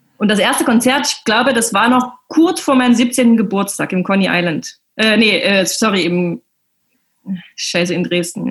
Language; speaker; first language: German; native; German